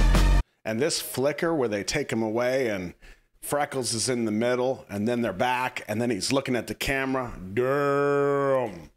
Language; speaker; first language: English; native; English